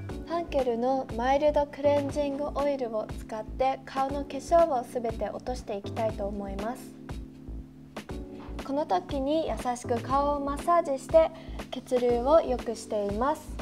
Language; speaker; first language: Japanese; early bilingual, heritage; Japanese